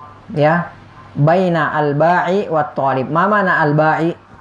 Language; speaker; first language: Arabic; non-native, fluent; Indonesian